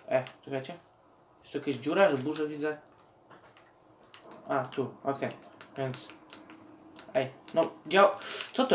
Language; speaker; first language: Polish; native; Polish